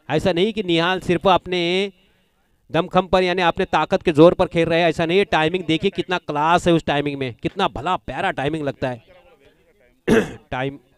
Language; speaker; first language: Hindi; non-native, local second language; Marathi